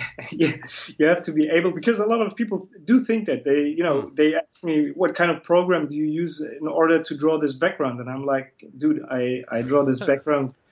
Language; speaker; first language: English; early bilingual, other home language; Kurdish